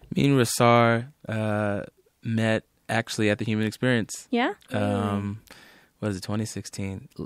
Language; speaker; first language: English; native; English